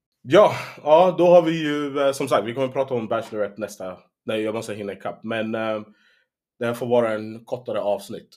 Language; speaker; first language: Swedish; early bilingual, heritage; Swedish